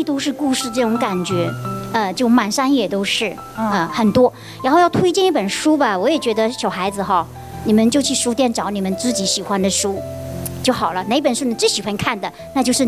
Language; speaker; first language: Chinese; non-native, local second language; Hakka Chinese